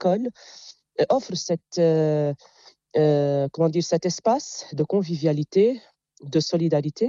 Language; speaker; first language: French; non-native, local second language; Arabic